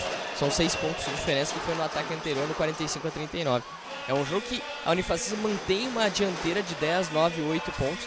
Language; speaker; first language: Portuguese; native; Portuguese